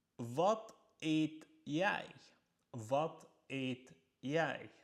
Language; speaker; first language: Dutch; non-native, fluent; Arabic